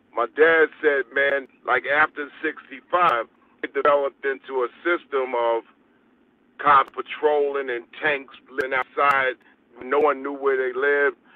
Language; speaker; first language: English; native; English